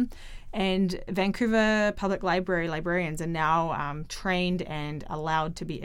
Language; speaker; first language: English; native; English